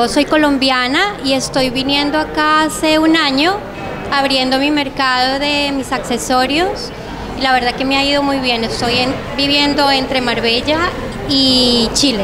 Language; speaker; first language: Spanish; native; Spanish